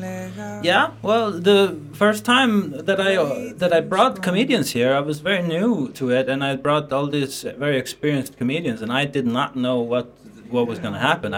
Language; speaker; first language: English; non-native, fluent; Faroese